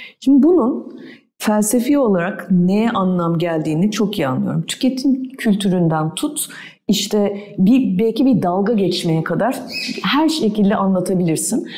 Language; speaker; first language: Turkish; native; Turkish